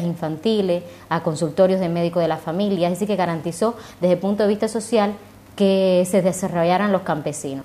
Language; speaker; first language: Spanish; native; Spanish